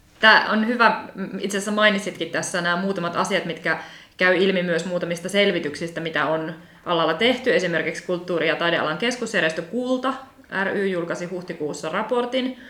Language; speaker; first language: Finnish; native; Finnish